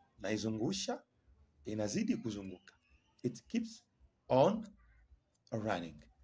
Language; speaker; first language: English; non-native, fluent; Swahili